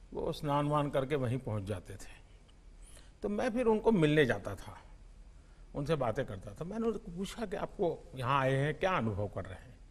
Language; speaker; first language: Hindi; non-native, local second language; Gujarati